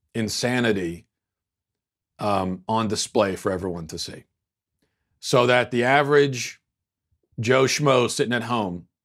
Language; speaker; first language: English; native; English